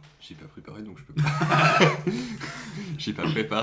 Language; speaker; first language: French; native; French